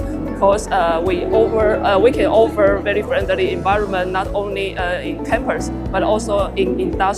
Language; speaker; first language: English; non-native, learner; Chinese